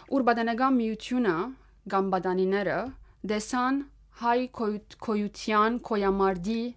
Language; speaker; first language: Armenian; early bilingual, heritage; Armenian